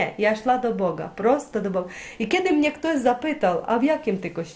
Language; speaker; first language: Polish; non-native, learner; Ukrainian